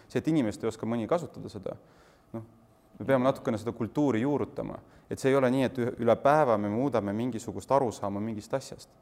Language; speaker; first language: Estonian; non-native, local second language; Russian